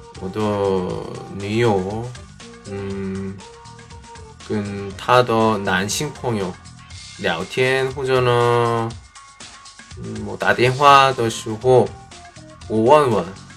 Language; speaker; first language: Chinese; non-native, learner; Korean